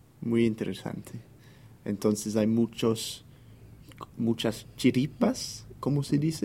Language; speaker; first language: Spanish; non-native, fluent; English